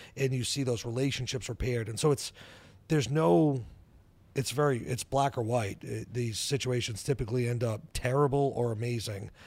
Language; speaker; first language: English; native; English